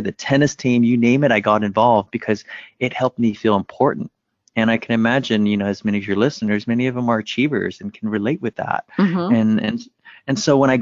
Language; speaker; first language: English; early bilingual, other home language; Vietnamese